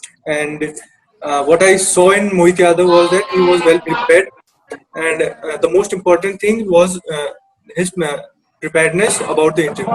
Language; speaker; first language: English; non-native, local second language; Hindi